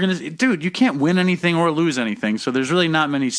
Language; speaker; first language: English; native; English